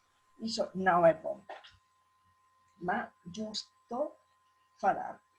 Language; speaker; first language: Portuguese; non-native, learner; Italian